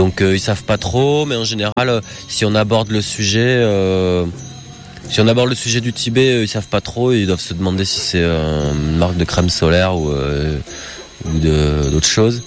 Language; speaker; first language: French; native; French